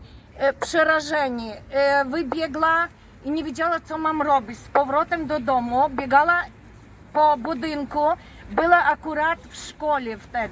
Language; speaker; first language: Polish; non-native, fluent; Ukrainian